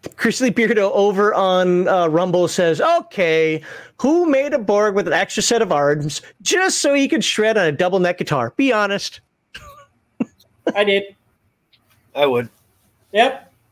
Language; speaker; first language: English; native; English